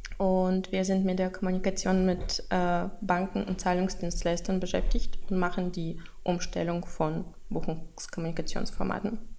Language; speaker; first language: German; non-native, fluent; Russian